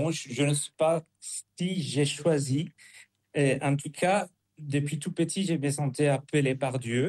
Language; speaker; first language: French; non-native, fluent; Spanish